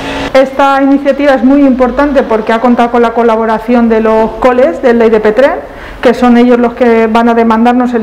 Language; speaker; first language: Spanish; native; Spanish